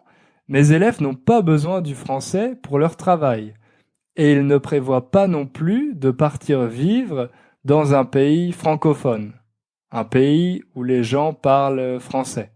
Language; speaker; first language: French; native; French